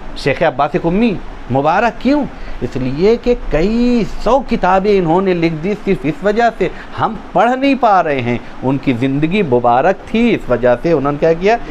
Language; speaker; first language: Urdu; native; Urdu